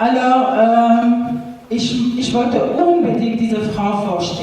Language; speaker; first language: German; non-native, fluent; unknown